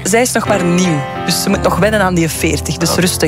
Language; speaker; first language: Dutch; native; Dutch